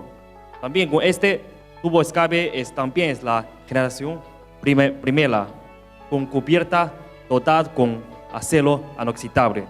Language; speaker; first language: Spanish; non-native, learner; Chinese